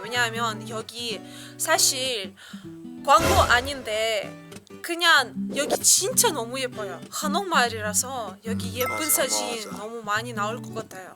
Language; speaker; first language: Korean; non-native, fluent; Russian